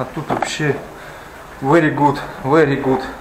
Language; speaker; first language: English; non-native, learner; Russian